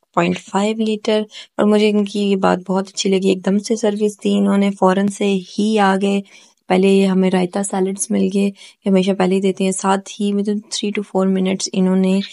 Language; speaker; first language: Urdu; native; Urdu